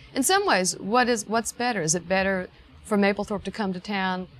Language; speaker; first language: English; native; English